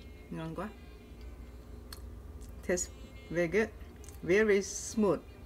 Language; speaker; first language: English; non-native, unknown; Vietnamese